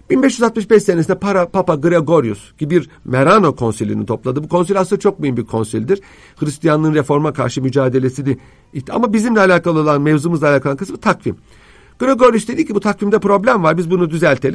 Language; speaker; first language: Turkish; native; Turkish